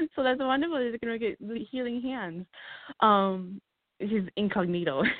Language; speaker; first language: English; early bilingual, heritage; Lao